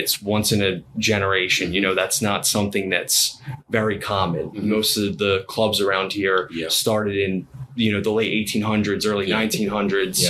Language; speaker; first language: English; native; English